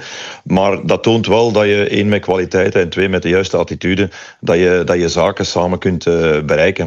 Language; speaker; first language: Dutch; native; Dutch